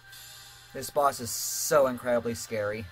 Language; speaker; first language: English; native; English